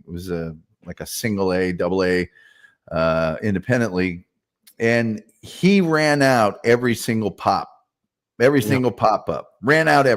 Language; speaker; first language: English; native; English